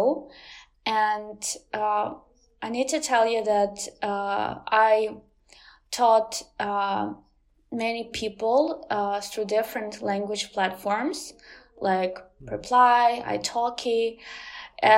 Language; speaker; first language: English; non-native, fluent; Ukrainian